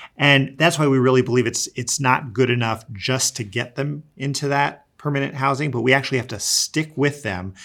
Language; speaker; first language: English; native; English